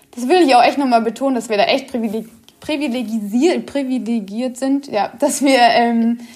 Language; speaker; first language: German; native; German